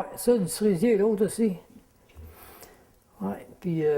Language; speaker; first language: French; native; French